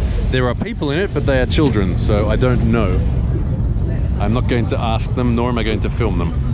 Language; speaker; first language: English; native; English